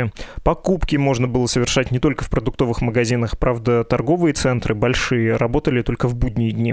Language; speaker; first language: Russian; native; Russian